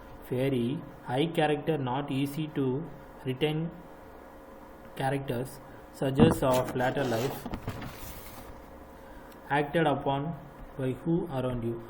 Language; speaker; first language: English; non-native, local second language; Tamil